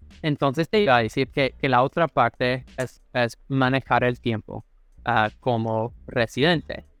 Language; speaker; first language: Spanish; non-native, fluent; English